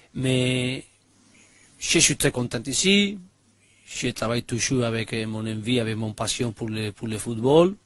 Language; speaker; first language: French; non-native, learner; Spanish